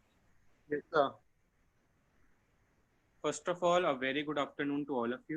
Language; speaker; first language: English; non-native, learner; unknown